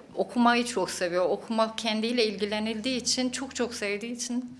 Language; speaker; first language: Turkish; native; Turkish